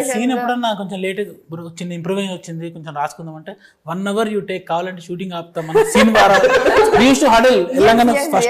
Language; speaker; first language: Telugu; native; Telugu